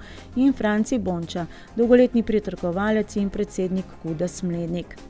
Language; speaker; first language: Slovenian; native; Slovenian